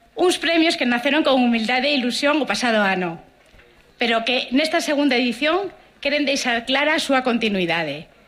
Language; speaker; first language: Galician; non-native, local second language; Spanish